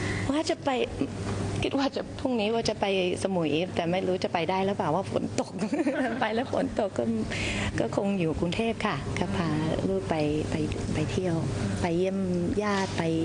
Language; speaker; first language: Thai; early bilingual, heritage; Thai